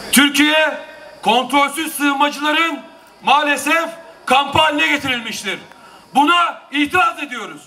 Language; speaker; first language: Turkish; native; Turkish